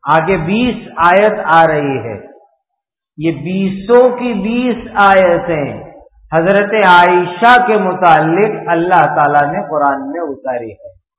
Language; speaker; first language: Urdu; native; Urdu